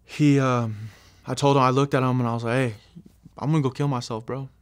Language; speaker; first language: English; native; English